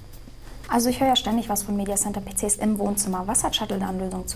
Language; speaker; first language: German; native; German